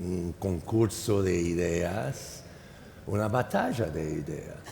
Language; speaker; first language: Spanish; non-native, fluent; English